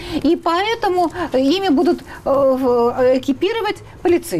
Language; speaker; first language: Russian; native; Russian